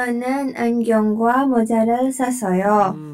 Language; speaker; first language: Korean; non-native, learner; Indonesian